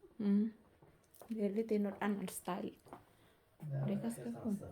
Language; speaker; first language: Swedish; non-native, learner; Thai